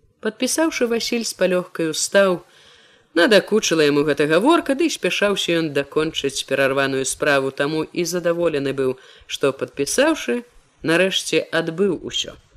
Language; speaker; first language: Belarusian; native; Belarusian